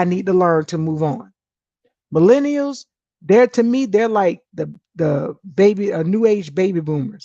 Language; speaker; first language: English; native; English